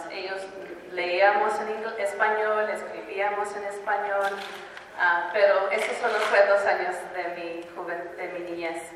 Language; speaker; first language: Spanish; early bilingual, heritage; Spanish